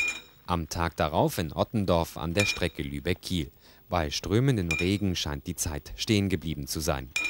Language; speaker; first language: German; native; German